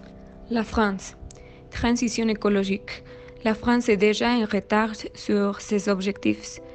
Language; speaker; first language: French; non-native, learner; Spanish